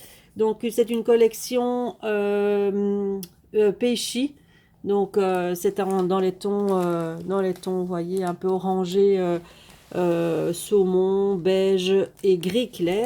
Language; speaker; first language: French; native; French